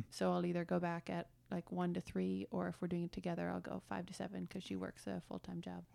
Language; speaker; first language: English; early bilingual, other home language; German